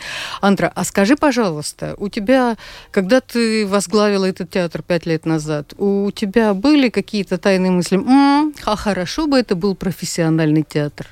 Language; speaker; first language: Russian; native; Russian